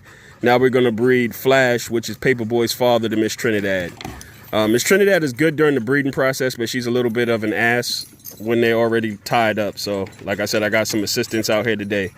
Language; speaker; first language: English; native; English